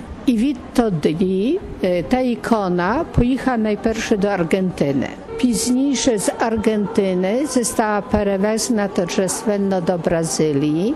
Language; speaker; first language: Polish; non-native, learner; Ukrainian